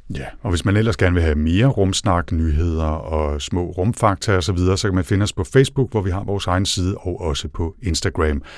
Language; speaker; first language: Danish; native; Danish